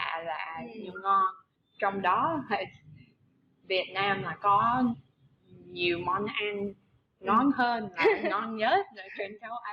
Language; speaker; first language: Vietnamese; non-native, fluent; English